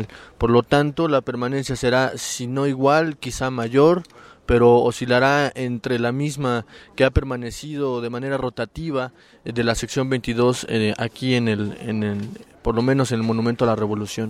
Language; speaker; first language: Spanish; native; Spanish